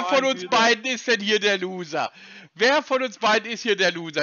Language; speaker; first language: German; native; German